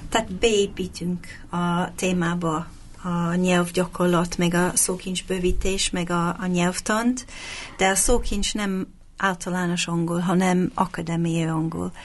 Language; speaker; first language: Hungarian; non-native, fluent; English